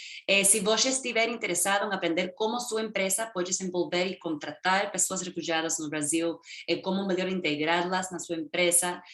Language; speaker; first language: Portuguese; non-native, fluent; Spanish